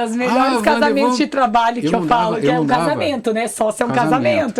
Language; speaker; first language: Portuguese; native; Portuguese